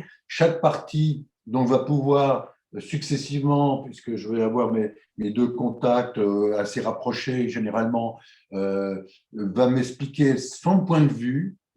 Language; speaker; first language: French; native; French